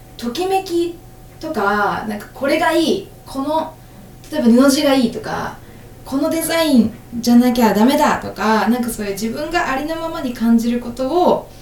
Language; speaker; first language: Japanese; native; Japanese